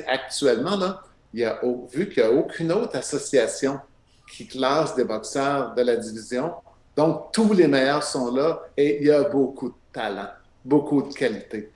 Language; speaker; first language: French; native; French